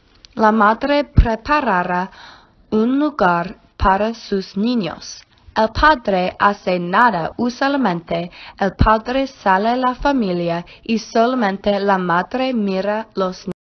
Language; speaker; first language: Spanish; non-native, learner; English